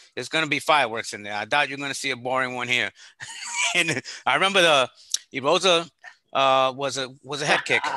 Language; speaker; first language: English; early bilingual, other home language; Spanish